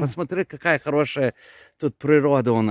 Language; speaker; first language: Russian; non-native, learner; English